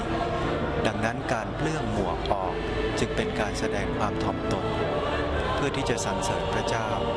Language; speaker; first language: Thai; native; Thai